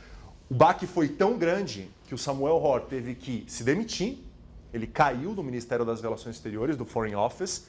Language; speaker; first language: Portuguese; native; Portuguese